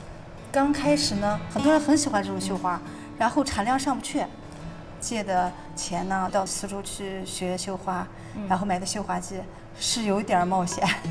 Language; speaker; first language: Chinese; native; Chinese